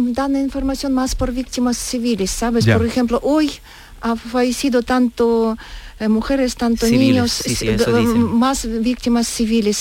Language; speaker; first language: Spanish; non-native, learner; Ukrainian